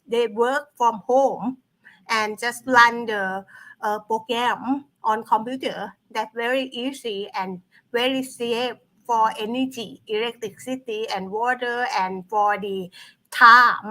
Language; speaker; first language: English; non-native, learner; Thai